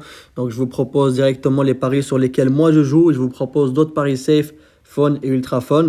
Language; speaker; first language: French; native; French